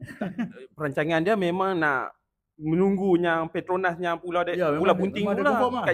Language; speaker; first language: Malay; native; Malay